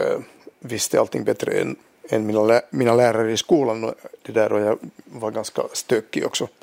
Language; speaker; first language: Swedish; non-native, local second language; Finnish